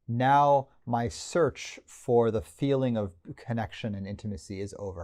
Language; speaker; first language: English; native; English